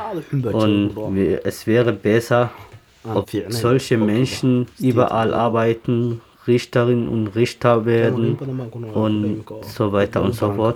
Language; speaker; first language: German; non-native, learner; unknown